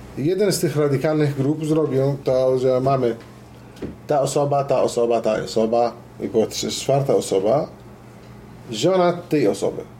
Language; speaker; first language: Polish; non-native, fluent; Arabic